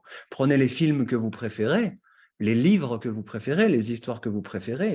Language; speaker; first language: French; native; French